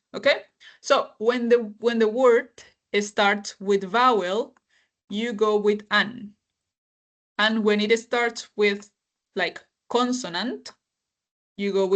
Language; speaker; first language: English; non-native, fluent; Spanish